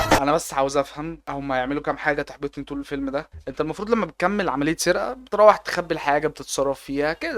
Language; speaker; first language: Arabic; native; Arabic